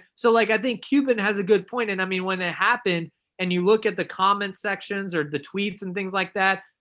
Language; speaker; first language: English; native; English